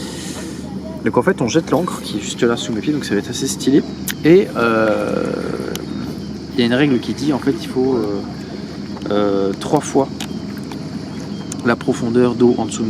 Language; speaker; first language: French; native; French